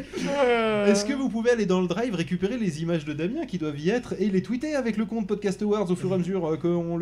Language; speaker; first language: French; native; French